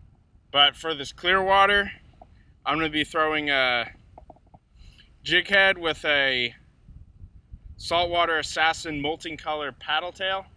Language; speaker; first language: English; native; English